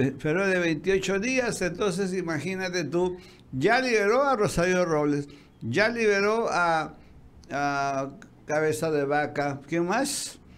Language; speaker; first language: Spanish; native; Spanish